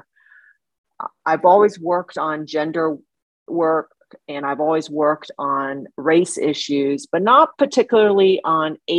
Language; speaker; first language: English; early bilingual, other home language; Chinese